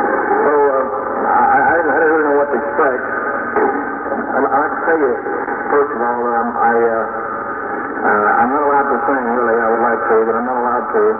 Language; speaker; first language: English; native; English